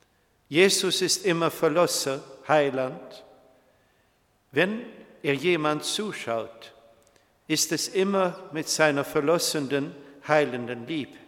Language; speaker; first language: German; non-native, fluent; Swedish